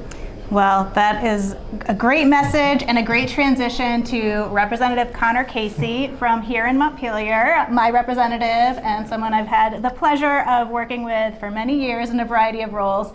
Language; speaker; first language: English; native; English